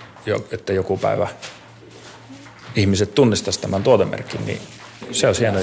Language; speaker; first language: Finnish; native; Finnish